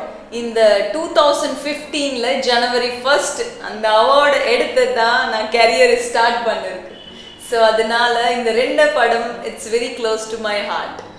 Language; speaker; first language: Tamil; non-native, learner; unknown